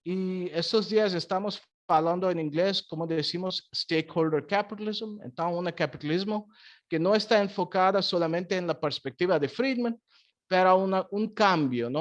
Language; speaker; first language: Spanish; non-native, fluent; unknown